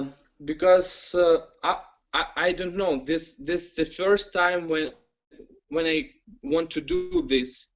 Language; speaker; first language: English; non-native, learner; Ukrainian